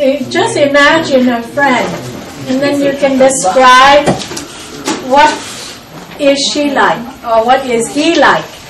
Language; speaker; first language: English; non-native, fluent; Vietnamese